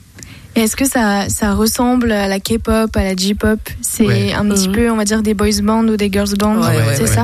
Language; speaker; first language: French; native; French